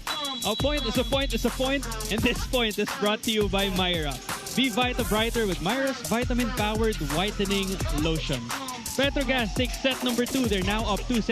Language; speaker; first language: English; non-native, local second language; Filipino